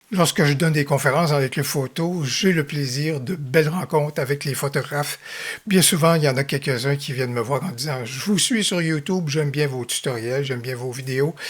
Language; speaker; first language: French; native; French